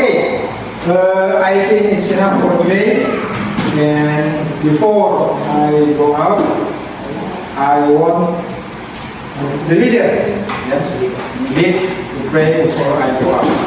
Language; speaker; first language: English; non-native, learner; Indonesian